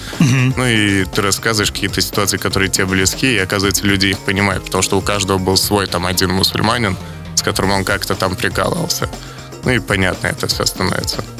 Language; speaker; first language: Russian; early bilingual, other home language; Azerbaijani